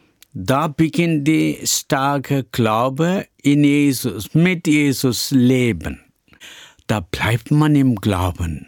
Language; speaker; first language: German; non-native, learner; Tamil